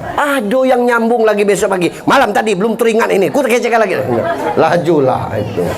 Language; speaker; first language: Malay; native; Malay